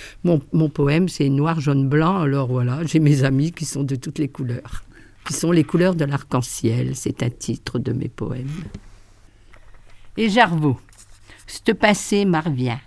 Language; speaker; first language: French; native; French